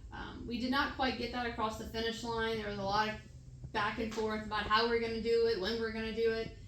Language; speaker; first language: English; native; English